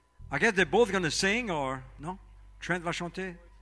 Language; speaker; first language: English; early bilingual, other home language; French